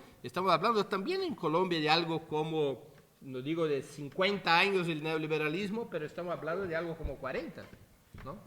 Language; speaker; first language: Spanish; non-native, fluent; Portuguese